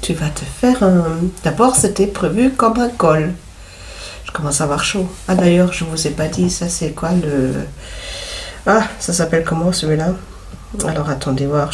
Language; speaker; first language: French; native; French